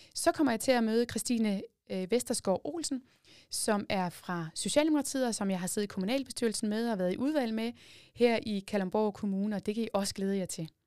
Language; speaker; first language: Danish; native; Danish